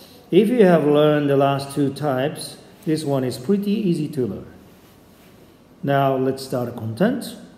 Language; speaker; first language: English; non-native, fluent; Japanese